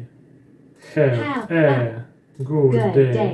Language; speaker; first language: English; non-native, learner; Russian